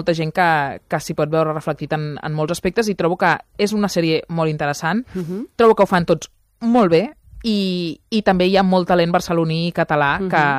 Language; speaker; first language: Catalan; native; Catalan